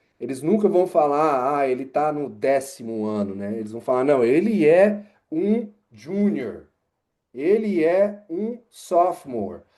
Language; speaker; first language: Portuguese; native; Portuguese